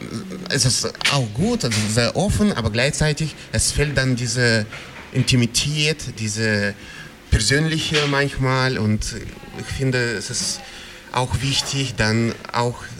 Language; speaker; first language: German; non-native, fluent; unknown